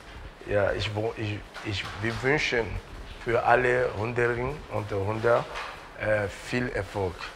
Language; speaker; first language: German; non-native, learner; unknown